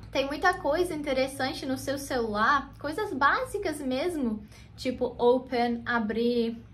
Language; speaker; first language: Portuguese; non-native, fluent; English